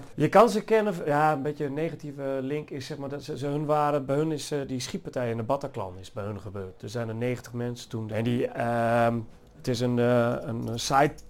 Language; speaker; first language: Dutch; native; Dutch